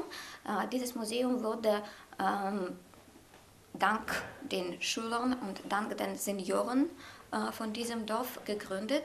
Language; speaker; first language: German; non-native, fluent; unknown